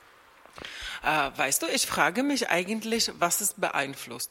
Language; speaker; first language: German; non-native, fluent; Czech